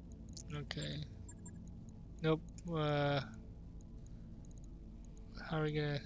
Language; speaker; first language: English; native; English